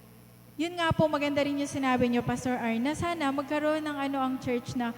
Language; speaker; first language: Filipino; native; Filipino